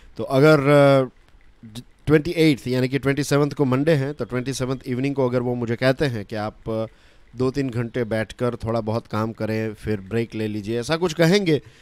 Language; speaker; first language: Hindi; non-native, local second language; Gujarati